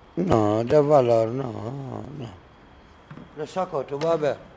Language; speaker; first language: Spanish; non-native, learner; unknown